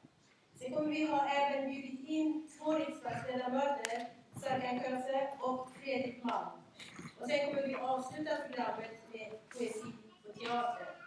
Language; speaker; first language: Swedish; non-native, fluent; Central Kurdish